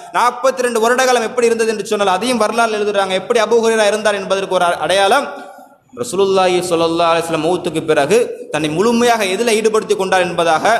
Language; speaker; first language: Tamil; native; Tamil